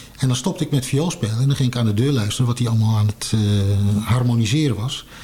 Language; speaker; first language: Dutch; native; Dutch